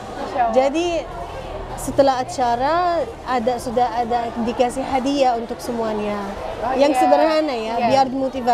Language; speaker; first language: Indonesian; non-native, fluent; Arabic